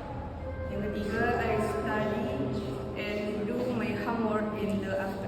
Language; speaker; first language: English; non-native, learner; Indonesian